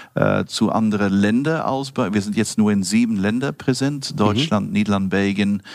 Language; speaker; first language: German; non-native, fluent; Dutch